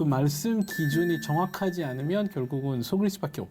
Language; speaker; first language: Korean; non-native, fluent; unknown